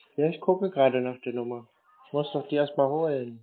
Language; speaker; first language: German; native; German